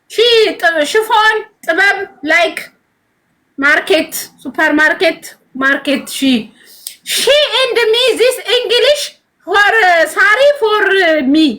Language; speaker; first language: English; non-native, learner; Amharic